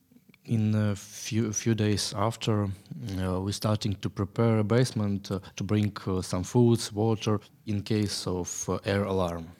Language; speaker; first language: English; non-native, learner; Ukrainian